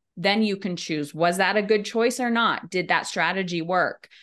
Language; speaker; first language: English; native; English